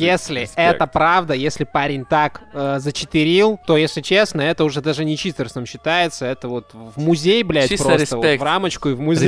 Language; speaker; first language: Russian; native; Russian